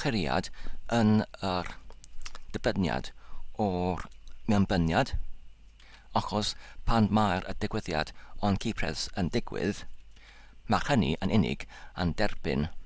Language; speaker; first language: Welsh; non-native, local second language; English